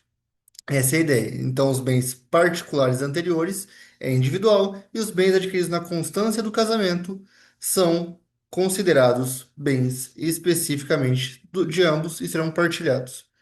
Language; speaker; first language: Portuguese; native; Portuguese